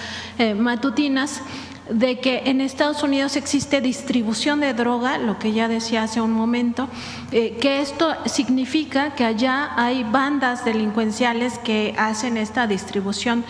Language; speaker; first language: Spanish; native; Spanish